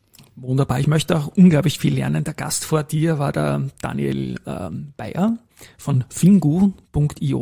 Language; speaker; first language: German; native; German